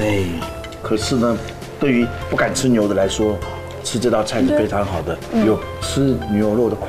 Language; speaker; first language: Chinese; native; Chinese